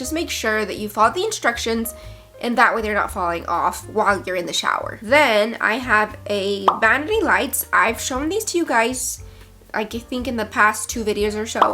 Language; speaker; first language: English; native; English